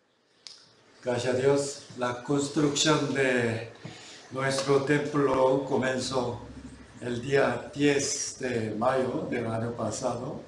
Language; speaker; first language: Spanish; non-native, fluent; Korean